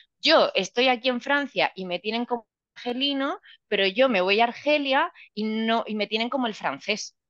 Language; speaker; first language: Spanish; native; Spanish